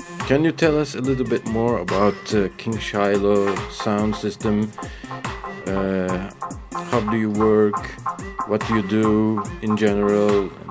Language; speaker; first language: English; non-native, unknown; Turkish